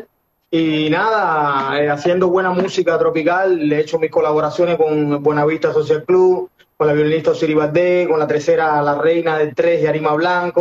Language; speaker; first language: Spanish; native; Spanish